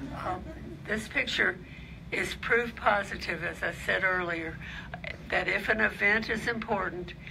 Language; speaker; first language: English; native; English